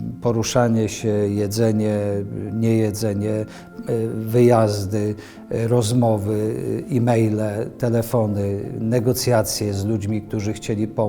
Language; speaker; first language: Polish; native; Polish